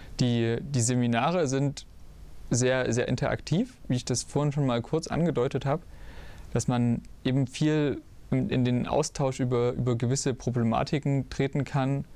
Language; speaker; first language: German; native; German